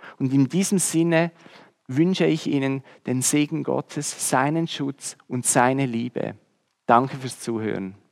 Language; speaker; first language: German; native; German